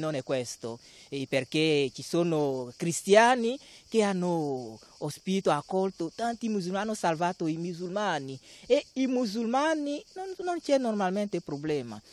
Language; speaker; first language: Italian; non-native, learner; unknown